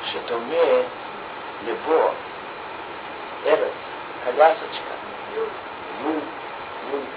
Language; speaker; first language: Hebrew; non-native, fluent; Russian